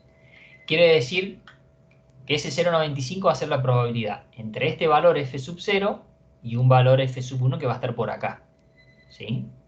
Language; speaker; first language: Spanish; native; Spanish